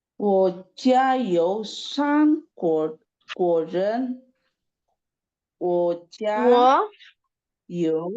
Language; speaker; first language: Chinese; non-native, learner; Indonesian